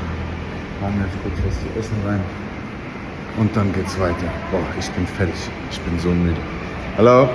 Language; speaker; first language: German; native; German